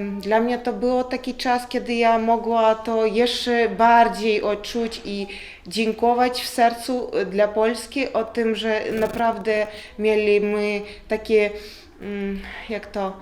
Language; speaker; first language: Polish; non-native, learner; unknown